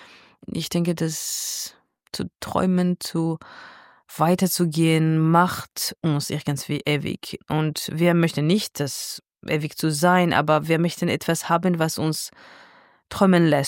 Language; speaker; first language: German; non-native, fluent; Georgian